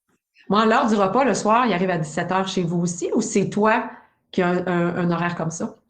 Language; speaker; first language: French; native; French